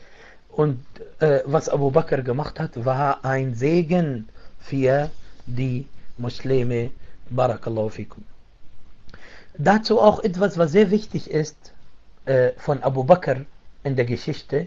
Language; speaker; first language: German; non-native, fluent; Arabic